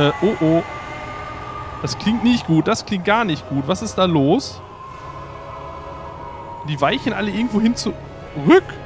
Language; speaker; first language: German; native; German